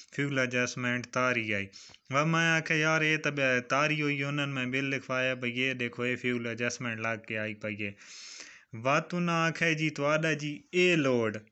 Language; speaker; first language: Punjabi; non-native, local second language; Saraiki